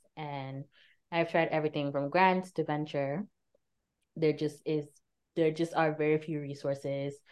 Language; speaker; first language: English; native; English